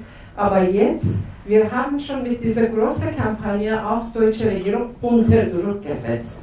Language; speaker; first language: German; non-native, fluent; Persian